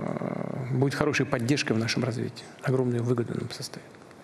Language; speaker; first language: Russian; native; Russian